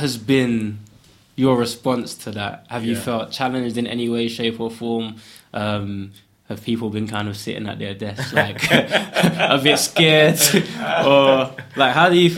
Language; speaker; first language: English; native; English